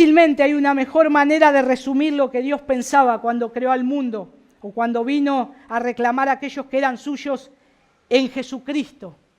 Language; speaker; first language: Spanish; native; Spanish